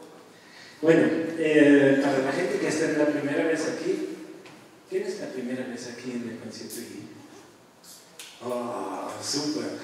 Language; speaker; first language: Spanish; non-native, fluent; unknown